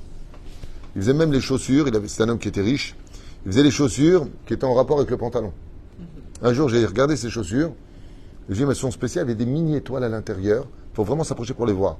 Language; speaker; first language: French; native; French